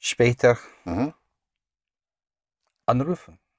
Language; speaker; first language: German; non-native, learner; English